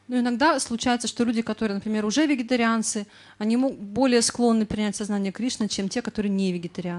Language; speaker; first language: Russian; native; Russian